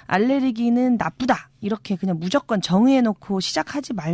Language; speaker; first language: Korean; native; Korean